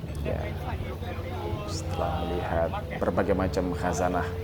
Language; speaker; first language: Indonesian; native; Indonesian